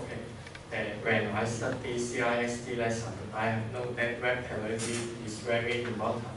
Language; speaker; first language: English; non-native, learner; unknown